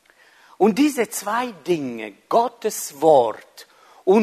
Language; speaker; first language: German; non-native, fluent; Italian